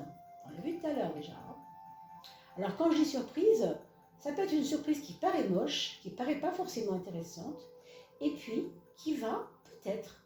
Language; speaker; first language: French; native; French